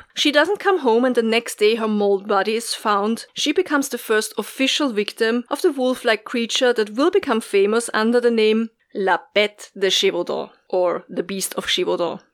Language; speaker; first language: English; non-native, fluent; German